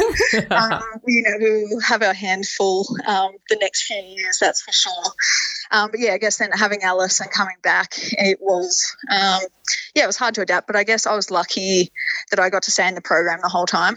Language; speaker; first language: English; native; English